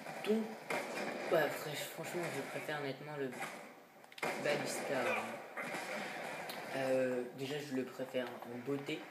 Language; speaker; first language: French; native; French